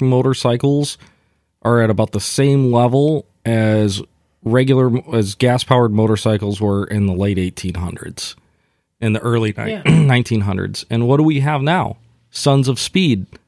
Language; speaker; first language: English; native; English